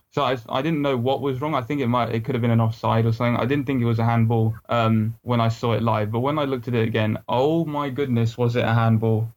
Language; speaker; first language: English; native; English